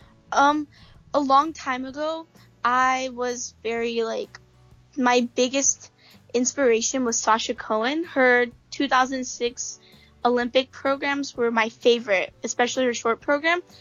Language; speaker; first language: English; early bilingual, other home language; Japanese